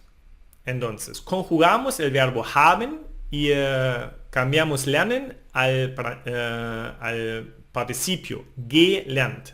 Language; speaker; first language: Spanish; non-native, fluent; German